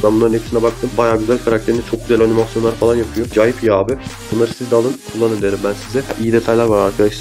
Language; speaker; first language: Turkish; native; Turkish